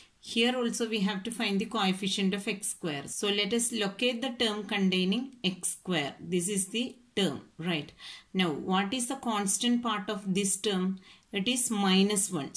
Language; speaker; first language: English; non-native, local second language; Malayalam